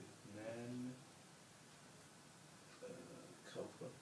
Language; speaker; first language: Arabic; non-native, learner; English